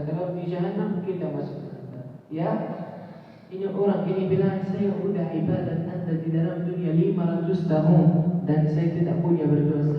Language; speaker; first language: Indonesian; non-native, fluent; Arabic